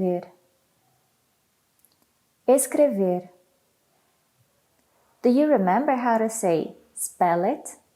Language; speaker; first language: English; non-native, fluent; Portuguese